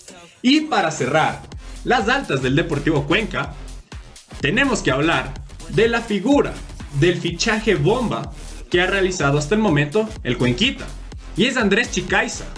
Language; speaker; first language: Spanish; native; Spanish